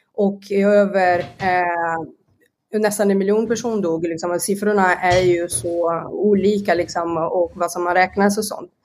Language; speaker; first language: Swedish; non-native, fluent; Portuguese